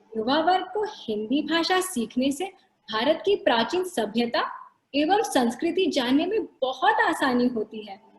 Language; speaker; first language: Hindi; non-native, local second language; Marathi